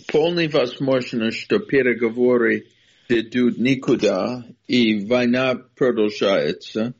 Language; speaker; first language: Russian; non-native, fluent; English